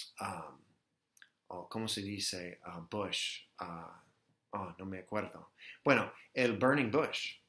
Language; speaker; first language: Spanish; non-native, fluent; English